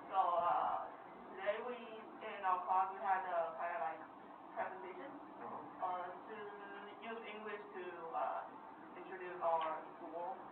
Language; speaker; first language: English; non-native, learner; Chinese